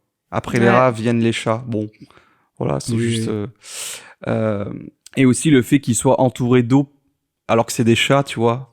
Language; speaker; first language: French; native; French